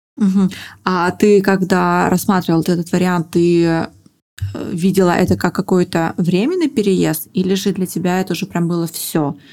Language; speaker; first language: Russian; native; Russian